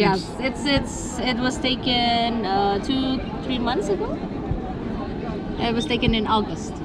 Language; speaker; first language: English; non-native, local second language; Indonesian